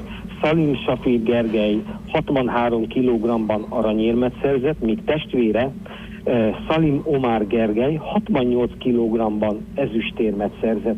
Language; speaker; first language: Hungarian; native; Hungarian